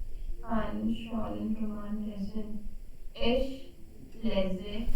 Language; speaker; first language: German; non-native, learner; Hindi